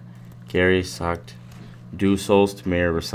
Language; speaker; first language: German; non-native, learner; English